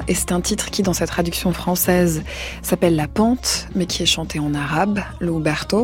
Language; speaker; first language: French; native; French